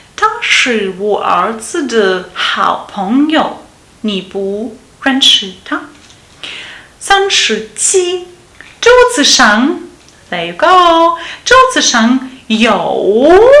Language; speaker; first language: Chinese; non-native, learner; Russian